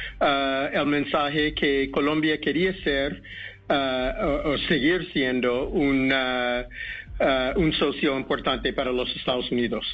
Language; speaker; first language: Spanish; non-native, fluent; English